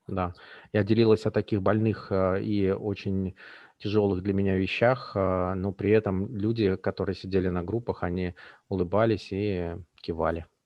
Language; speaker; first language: Russian; native; Russian